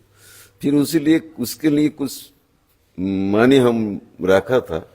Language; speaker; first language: Hindi; non-native, local second language; Bangla